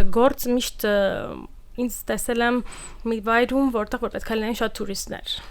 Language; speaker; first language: Armenian; early bilingual, heritage; Armenian